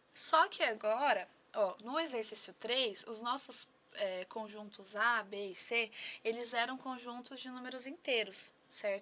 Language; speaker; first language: Portuguese; native; Portuguese